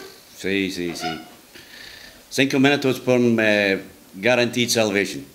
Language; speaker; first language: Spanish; non-native, learner; English